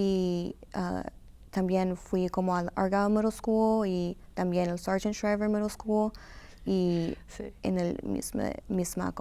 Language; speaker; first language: Spanish; early bilingual, heritage; Spanish